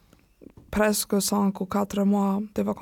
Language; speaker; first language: French; non-native, learner; German